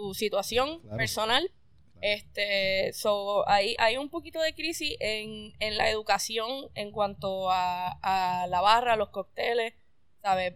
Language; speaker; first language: Spanish; native; Spanish